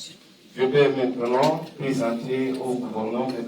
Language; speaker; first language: French; non-native, fluent; Hausa